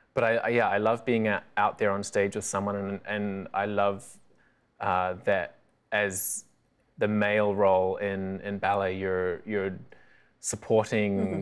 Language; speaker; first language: English; native; English